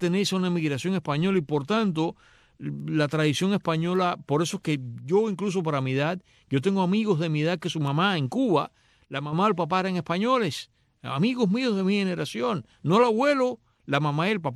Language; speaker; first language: Spanish; native; Spanish